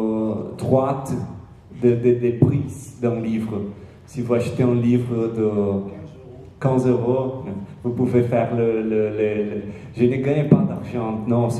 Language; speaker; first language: French; non-native, learner; Portuguese